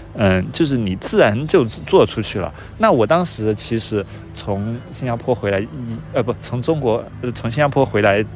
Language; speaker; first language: Chinese; native; Chinese